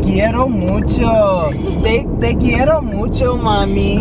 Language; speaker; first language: Spanish; non-native, learner; English